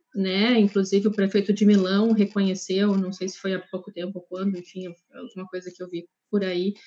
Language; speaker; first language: Portuguese; native; Portuguese